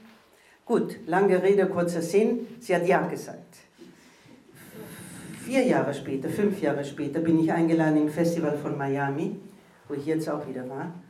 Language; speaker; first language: German; early bilingual, heritage; German